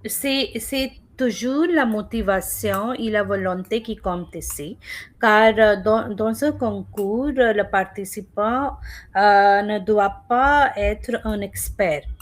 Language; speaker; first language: French; non-native, fluent; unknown